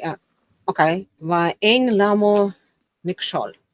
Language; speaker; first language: Hebrew; non-native, learner; English